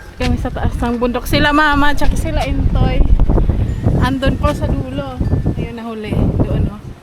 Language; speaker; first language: Filipino; non-native, local second language; Cebuano